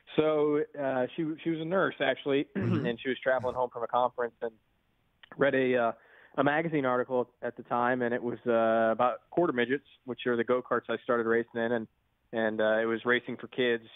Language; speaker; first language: English; native; English